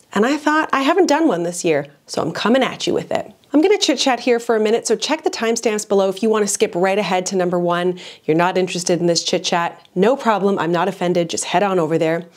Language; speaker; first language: English; native; English